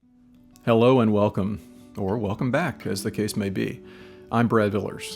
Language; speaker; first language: English; native; English